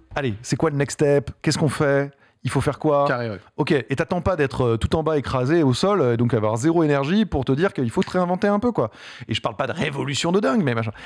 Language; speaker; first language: French; native; French